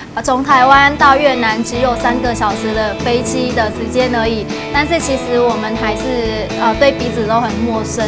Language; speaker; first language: Chinese; non-native, fluent; Vietnamese